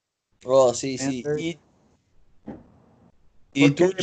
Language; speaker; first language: Spanish; non-native, learner; English